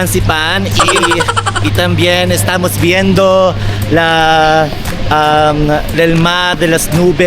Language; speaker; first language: Spanish; non-native, learner; Filipino